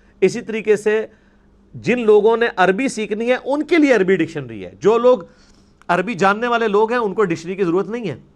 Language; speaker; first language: Urdu; non-native, local second language; Punjabi